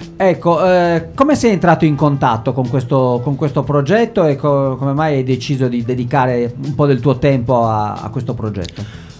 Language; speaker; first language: Italian; native; Italian